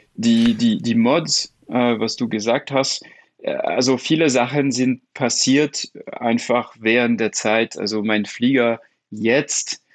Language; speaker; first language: German; non-native, fluent; French